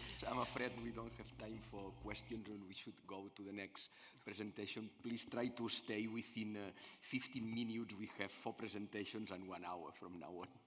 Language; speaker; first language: English; non-native, fluent; Spanish